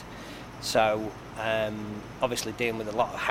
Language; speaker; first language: English; native; English